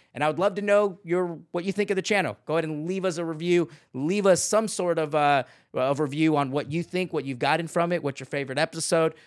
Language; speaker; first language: English; native; English